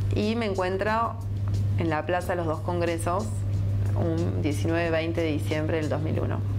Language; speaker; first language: Spanish; early bilingual, heritage; Spanish